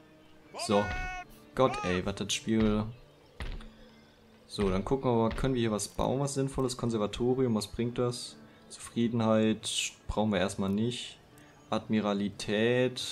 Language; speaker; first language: German; native; German